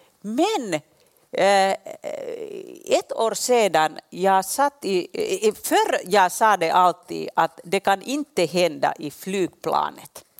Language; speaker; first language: Swedish; non-native, local second language; Finnish